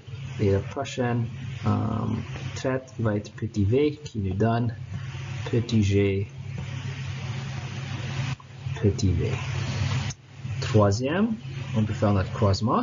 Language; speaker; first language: French; non-native, local second language; English